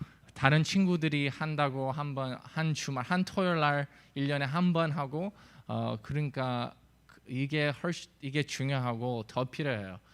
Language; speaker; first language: Korean; early bilingual, heritage; English